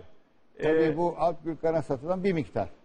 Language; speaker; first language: Turkish; native; Turkish